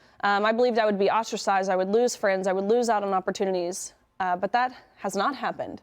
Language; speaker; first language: English; native; English